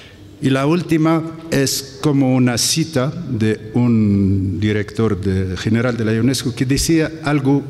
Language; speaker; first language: Spanish; non-native, fluent; Arabic